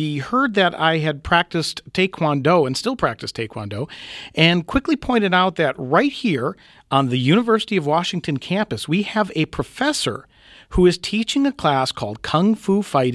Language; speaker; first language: English; native; English